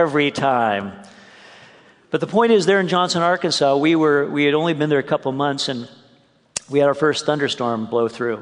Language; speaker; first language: English; native; English